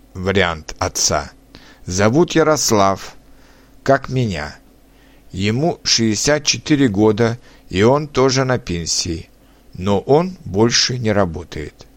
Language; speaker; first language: Russian; non-native, fluent; Czech